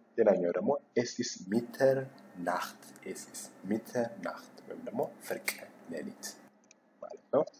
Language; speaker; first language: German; non-native, fluent; Amharic